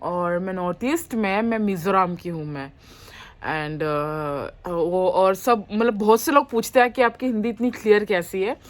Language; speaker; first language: Hindi; non-native, local second language; Mizo